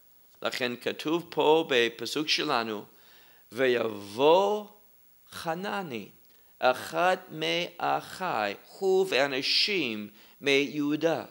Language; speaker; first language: Hebrew; non-native, fluent; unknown